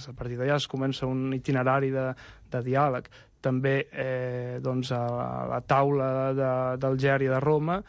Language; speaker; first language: Catalan; native; Catalan